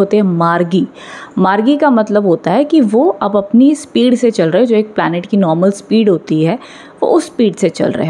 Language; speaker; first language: Hindi; native; Hindi